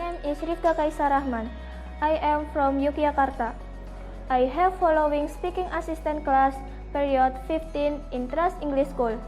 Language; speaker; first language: English; non-native, learner; Indonesian